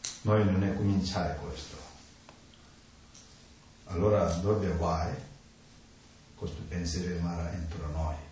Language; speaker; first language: Italian; non-native, learner; Tibetan